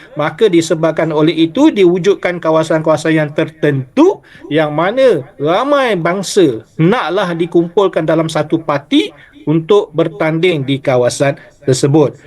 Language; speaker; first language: Malay; native; Malay